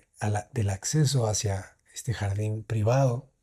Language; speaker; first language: Spanish; native; Spanish